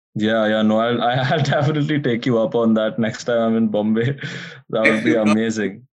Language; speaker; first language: English; non-native, local second language; Hindi